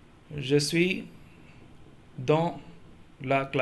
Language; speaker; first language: French; non-native, learner; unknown